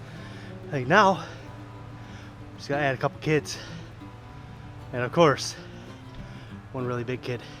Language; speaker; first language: English; native; English